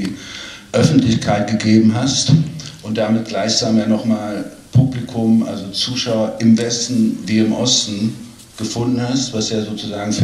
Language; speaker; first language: German; native; German